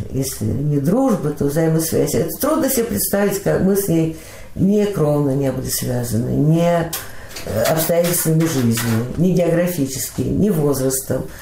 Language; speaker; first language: Russian; native; Russian